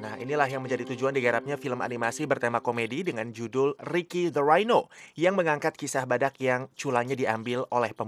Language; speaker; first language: Indonesian; native; Indonesian